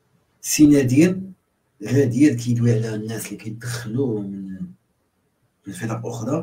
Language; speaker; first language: Arabic; native; Arabic